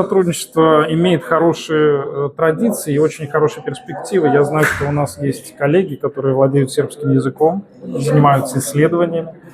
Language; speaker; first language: Russian; native; Russian